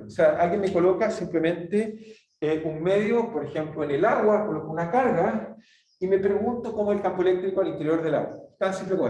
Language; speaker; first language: Spanish; native; Spanish